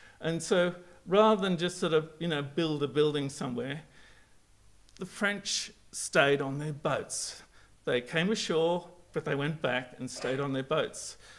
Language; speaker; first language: English; native; English